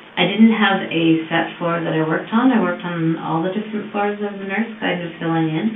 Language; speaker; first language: English; native; English